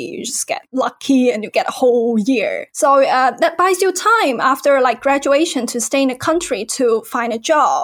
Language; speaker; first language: English; non-native, local second language; Cantonese